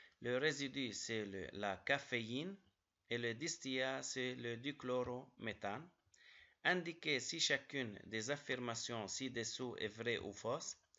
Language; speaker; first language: French; non-native, local second language; Arabic